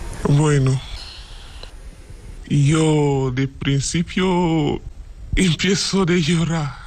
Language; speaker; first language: Spanish; non-native, learner; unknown